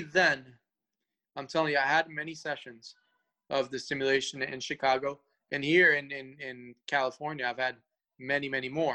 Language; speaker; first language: English; early bilingual, other home language; Spanish